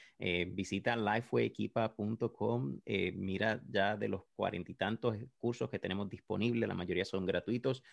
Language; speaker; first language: Spanish; native; Spanish